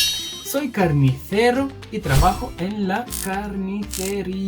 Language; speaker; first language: Spanish; non-native, fluent; English